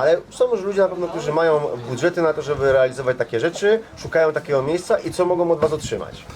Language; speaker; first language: Polish; native; Polish